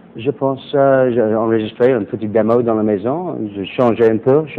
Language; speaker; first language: French; non-native, learner; English